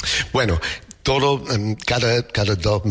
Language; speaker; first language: Spanish; non-native, fluent; English